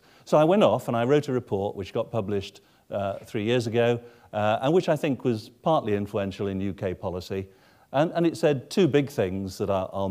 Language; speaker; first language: English; native; English